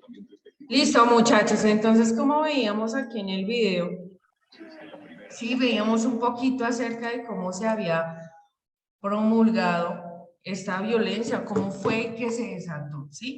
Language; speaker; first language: Spanish; native; Spanish